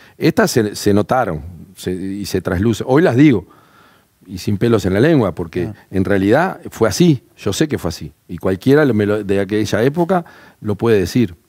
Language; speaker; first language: Spanish; native; Spanish